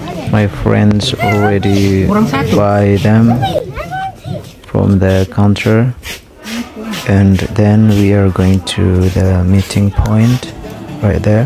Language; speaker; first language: English; non-native, fluent; Indonesian